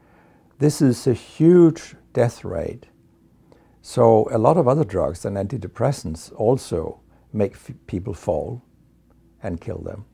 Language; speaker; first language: English; non-native, fluent; Danish